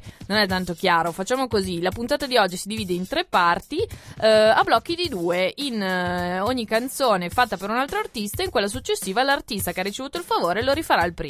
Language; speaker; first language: Italian; native; Italian